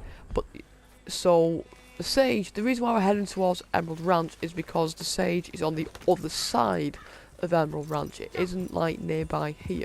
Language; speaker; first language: English; native; English